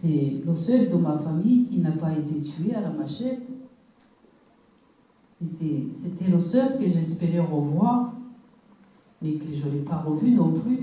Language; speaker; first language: French; non-native, local second language; Kinyarwanda